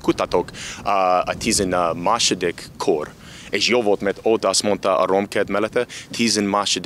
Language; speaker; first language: Hungarian; non-native, learner; English